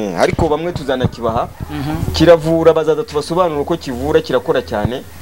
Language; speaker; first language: Kinyarwanda; native; Kinyarwanda